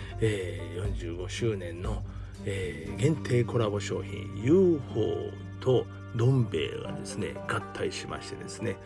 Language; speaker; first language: Japanese; native; Japanese